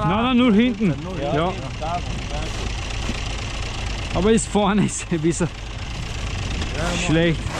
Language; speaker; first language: German; non-native, learner; Turkish